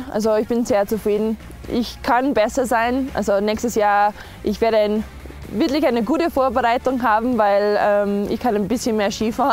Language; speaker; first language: German; non-native, learner; English